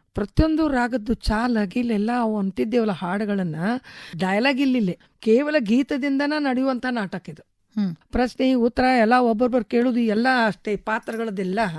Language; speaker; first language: Kannada; native; Kannada